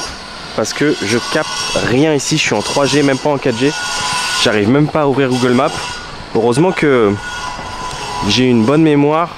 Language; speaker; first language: French; native; French